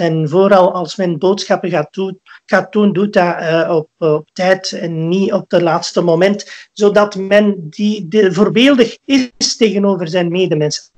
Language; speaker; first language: Dutch; early bilingual, other home language; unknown